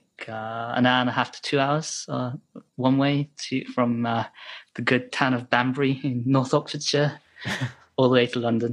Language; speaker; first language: English; non-native, local second language; Japanese